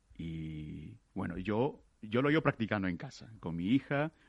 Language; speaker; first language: Spanish; native; Spanish